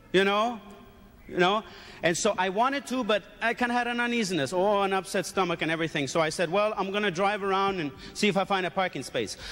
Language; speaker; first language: English; native; English